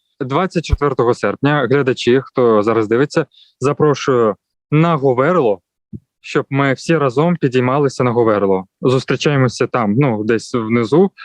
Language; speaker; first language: Ukrainian; non-native, local second language; Russian